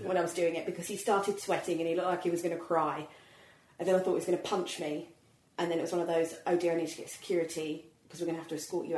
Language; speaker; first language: English; native; English